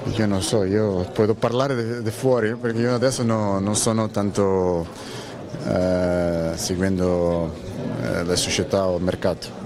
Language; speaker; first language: Italian; non-native, fluent; Portuguese